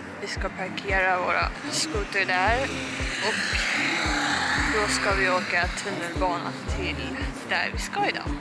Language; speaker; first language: Swedish; early bilingual, heritage; Korean